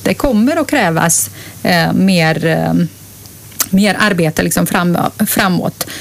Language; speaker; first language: Swedish; non-native, fluent; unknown